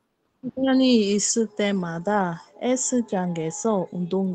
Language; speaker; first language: Korean; non-native, learner; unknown